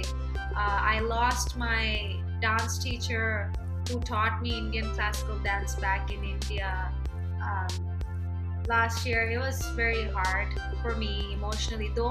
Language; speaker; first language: English; non-native, local second language; Telugu